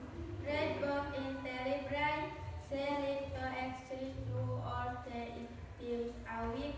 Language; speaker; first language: English; non-native, learner; Indonesian